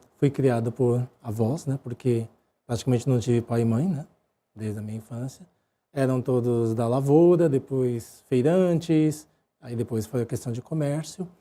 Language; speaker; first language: Portuguese; early bilingual, other home language; Japanese